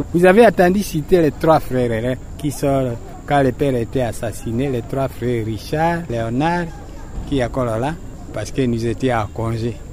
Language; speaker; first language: French; non-native, local second language; Swahili